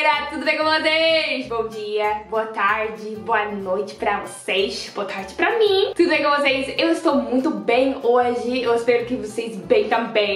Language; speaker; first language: Portuguese; non-native, learner; Dutch